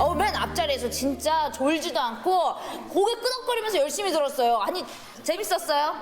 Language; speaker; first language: Korean; native; Korean